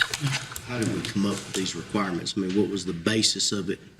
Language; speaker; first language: English; native; English